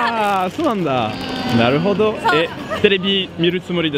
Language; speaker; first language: Japanese; non-native, fluent; French